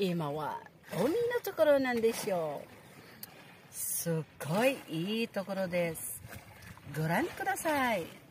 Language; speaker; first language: Japanese; non-native, learner; Cebuano